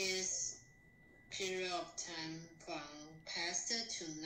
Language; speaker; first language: English; non-native, learner; Chinese